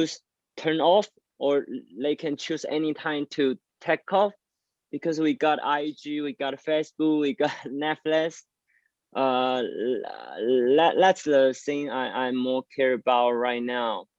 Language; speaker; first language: English; non-native, learner; Chinese